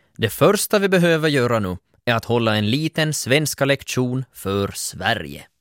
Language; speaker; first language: Swedish; native; Swedish